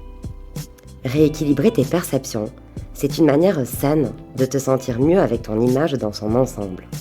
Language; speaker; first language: French; native; French